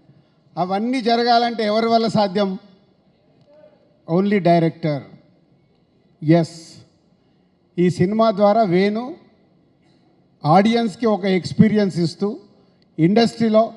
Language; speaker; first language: Telugu; native; Telugu